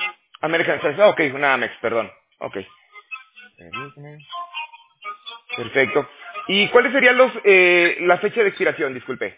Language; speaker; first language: Spanish; native; Spanish